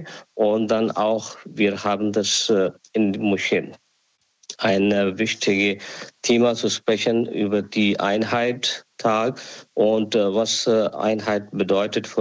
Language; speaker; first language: German; non-native, learner; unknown